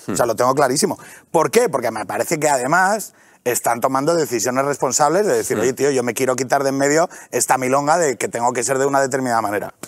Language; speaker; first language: Spanish; native; Spanish